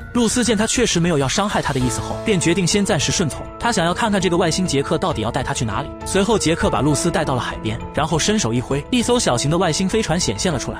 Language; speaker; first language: Chinese; native; Chinese